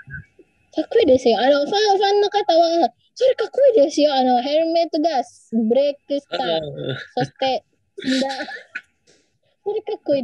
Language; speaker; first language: Japanese; non-native, learner; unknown